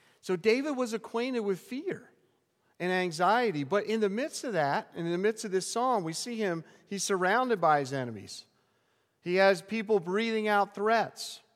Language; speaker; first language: English; native; English